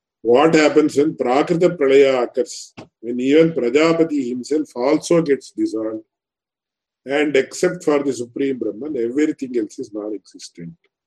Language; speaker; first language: English; non-native, local second language; Tamil